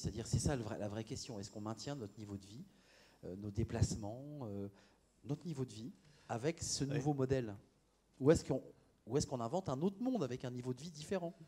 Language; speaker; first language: French; native; French